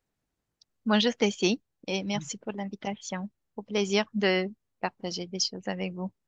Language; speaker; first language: French; non-native, fluent; Romanian